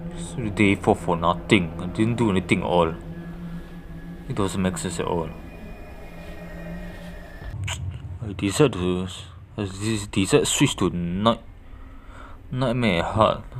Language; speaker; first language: English; non-native, fluent; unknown